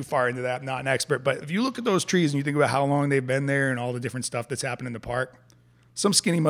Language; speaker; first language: English; native; English